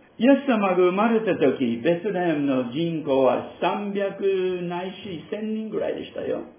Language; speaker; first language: Japanese; non-native, fluent; English